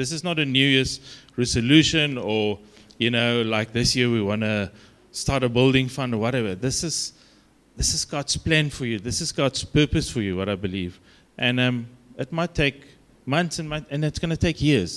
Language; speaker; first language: English; non-native, local second language; Afrikaans